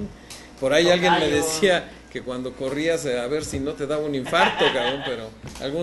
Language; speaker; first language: Spanish; native; Spanish